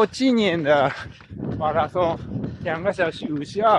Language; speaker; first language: Chinese; non-native, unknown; Japanese